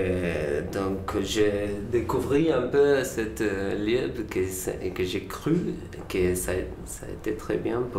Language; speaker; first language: French; non-native, learner; Spanish